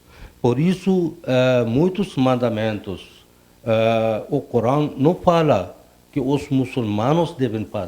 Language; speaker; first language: Portuguese; non-native, fluent; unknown